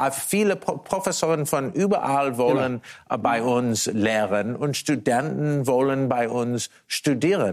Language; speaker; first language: German; non-native, fluent; English